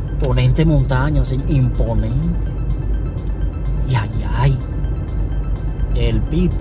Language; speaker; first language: Spanish; native; Spanish